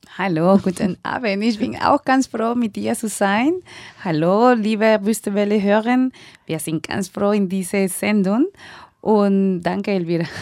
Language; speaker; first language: German; non-native, learner; Spanish